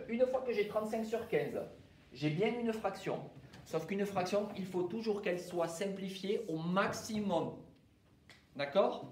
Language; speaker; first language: French; native; French